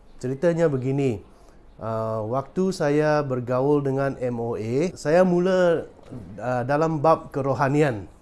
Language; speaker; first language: Malay; non-native, local second language; Chinese